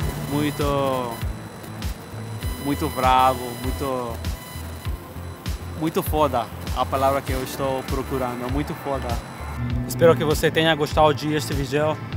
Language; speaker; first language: Portuguese; non-native, learner; English